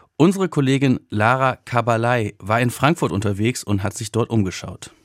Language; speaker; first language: German; native; German